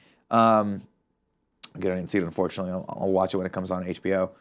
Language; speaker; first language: English; native; English